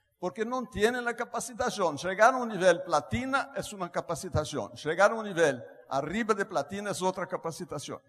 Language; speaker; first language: Spanish; non-native, fluent; Portuguese